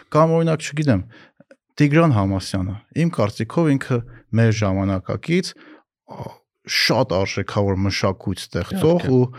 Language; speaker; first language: Armenian; native; Armenian